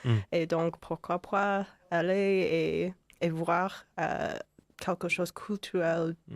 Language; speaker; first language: French; non-native, learner; English